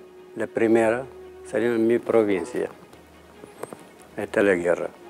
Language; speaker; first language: Spanish; non-native, learner; Arabic